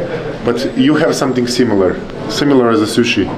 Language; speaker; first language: English; non-native, fluent; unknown